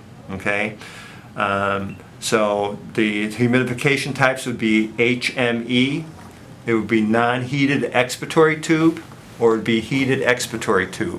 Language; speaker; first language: English; native; English